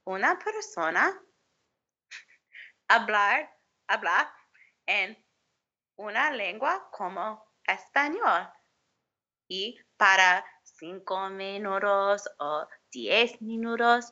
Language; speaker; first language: Spanish; non-native, learner; English